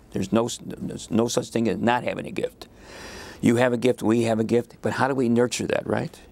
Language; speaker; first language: English; native; English